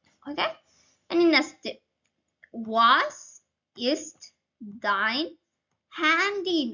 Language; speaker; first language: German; non-native, learner; Malayalam